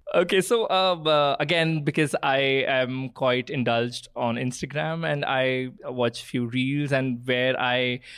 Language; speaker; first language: English; non-native, local second language; Punjabi